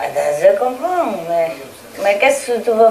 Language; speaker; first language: French; non-native, fluent; Vietnamese